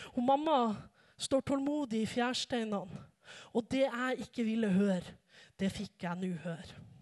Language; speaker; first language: Norwegian; native; Norwegian